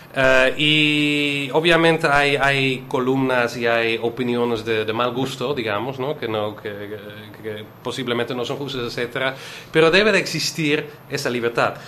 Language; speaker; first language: Spanish; non-native, fluent; Dutch